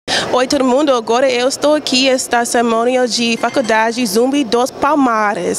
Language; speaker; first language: Portuguese; non-native, learner; English